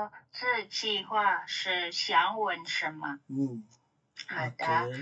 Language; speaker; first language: Chinese; non-native, learner; Indonesian